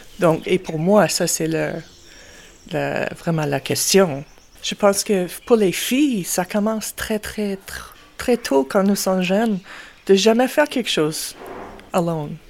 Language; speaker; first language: French; non-native, local second language; English